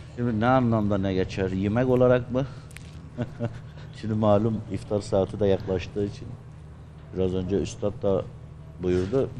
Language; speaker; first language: Turkish; native; Turkish